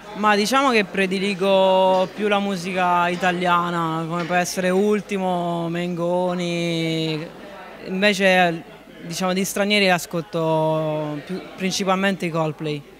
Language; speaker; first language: Italian; native; Italian